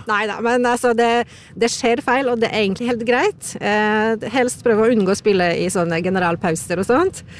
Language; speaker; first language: Norwegian; non-native, fluent; Polish